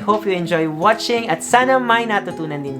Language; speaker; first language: Filipino; native; Filipino